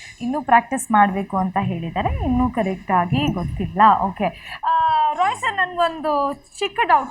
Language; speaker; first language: Kannada; native; Kannada